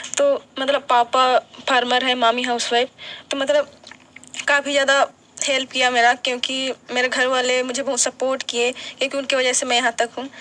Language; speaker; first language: Hindi; non-native, local second language; Sadri